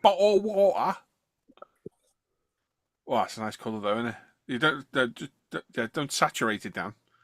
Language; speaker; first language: English; native; English